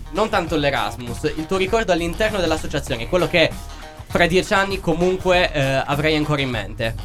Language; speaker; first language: Italian; native; Italian